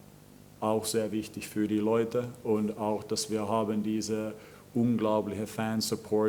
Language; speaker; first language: German; non-native, fluent; Finnish